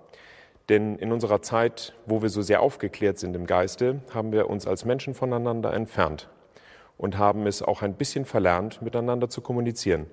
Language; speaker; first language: German; native; German